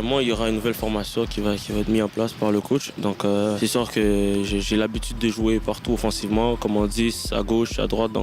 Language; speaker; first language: French; native; French